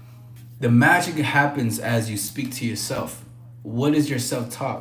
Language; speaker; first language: English; native; English